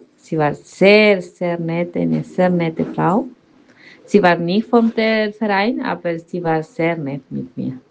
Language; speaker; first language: German; early bilingual, heritage; Spanish